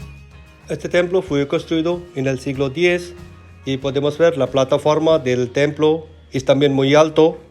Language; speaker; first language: Spanish; non-native, learner; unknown